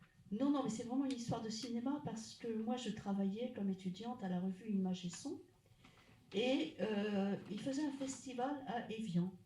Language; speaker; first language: French; native; French